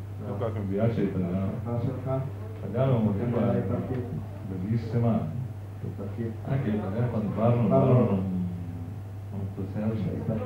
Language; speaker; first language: Italian; non-native, learner; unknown